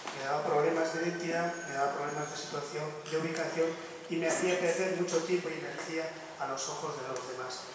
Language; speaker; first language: Spanish; non-native, local second language; Basque